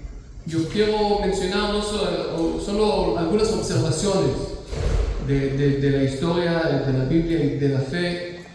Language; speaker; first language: Spanish; non-native, fluent; Hebrew